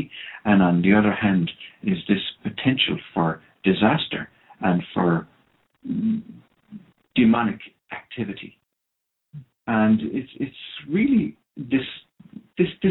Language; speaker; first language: English; non-native, local second language; Irish